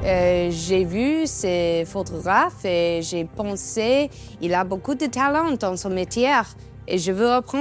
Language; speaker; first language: French; non-native, learner; English